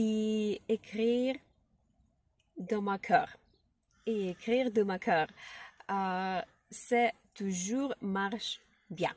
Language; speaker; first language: French; non-native, learner; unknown